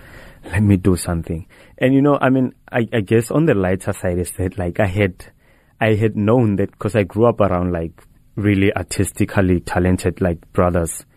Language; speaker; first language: English; non-native, local second language; Tswana